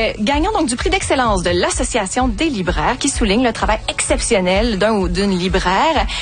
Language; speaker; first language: French; native; French